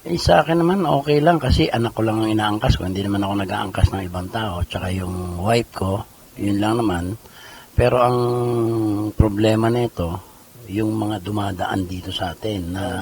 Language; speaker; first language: Filipino; native; Filipino